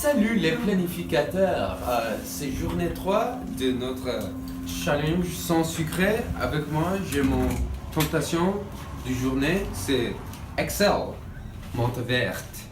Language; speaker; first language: French; non-native, learner; English